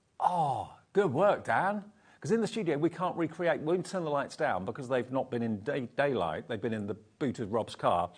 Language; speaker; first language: English; native; English